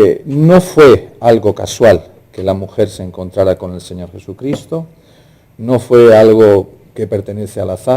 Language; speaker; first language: Spanish; native; Spanish